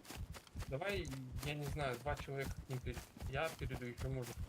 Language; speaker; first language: Russian; native; Russian